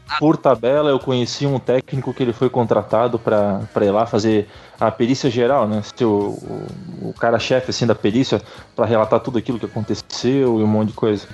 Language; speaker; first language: Portuguese; native; Portuguese